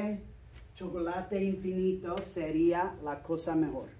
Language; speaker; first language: Spanish; non-native, fluent; English